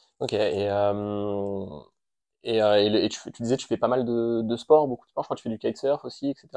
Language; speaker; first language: French; native; French